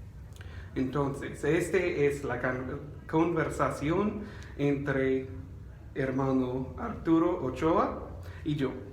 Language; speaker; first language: Spanish; non-native, learner; English